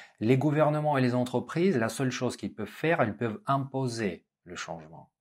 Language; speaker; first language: French; non-native, fluent; Russian